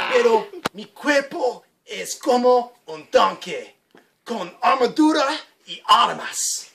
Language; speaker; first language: Spanish; non-native, learner; English